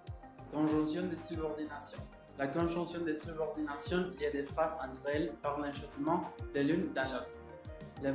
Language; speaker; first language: French; non-native, learner; Spanish